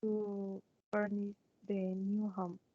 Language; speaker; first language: English; non-native, learner; Spanish